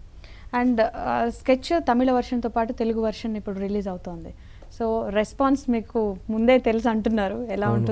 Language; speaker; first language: Telugu; native; Telugu